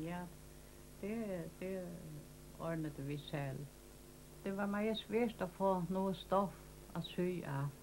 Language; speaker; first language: Danish; non-native, local second language; Faroese